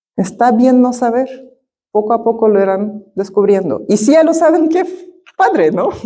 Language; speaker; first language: Spanish; non-native, fluent; Russian